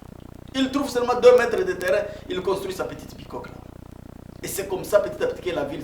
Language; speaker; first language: French; non-native, local second language; Swahili